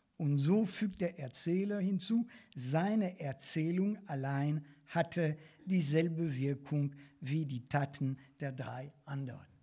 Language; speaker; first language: German; non-native, fluent; French